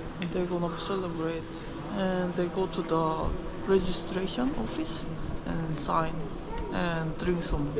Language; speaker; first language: English; non-native, learner; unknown